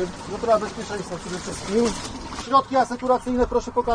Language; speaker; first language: Polish; native; Polish